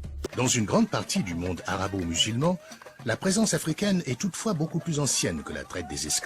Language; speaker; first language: French; native; French